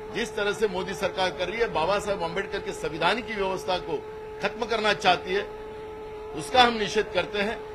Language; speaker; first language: Hindi; non-native, local second language; Marathi